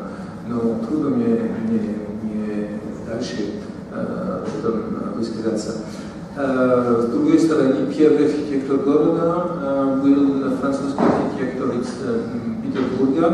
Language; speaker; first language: Russian; non-native, fluent; French